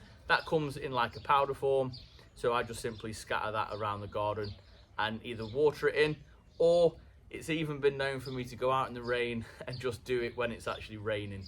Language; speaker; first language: English; native; English